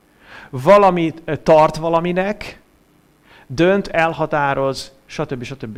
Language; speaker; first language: Hungarian; native; Hungarian